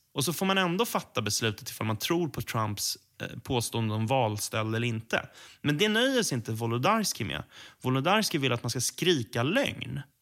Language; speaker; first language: Swedish; native; Swedish